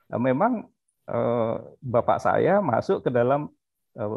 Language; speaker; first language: Indonesian; native; Indonesian